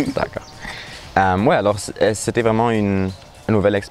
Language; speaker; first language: French; non-native, learner; German